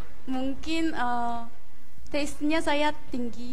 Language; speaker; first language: Indonesian; non-native, learner; Korean